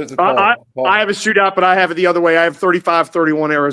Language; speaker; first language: English; native; English